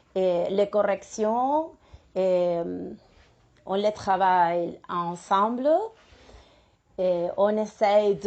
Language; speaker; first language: French; non-native, fluent; Spanish